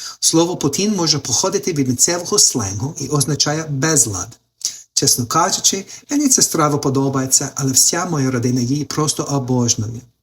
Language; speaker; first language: Ukrainian; non-native, learner; English